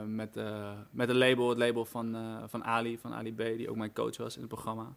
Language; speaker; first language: Dutch; native; Dutch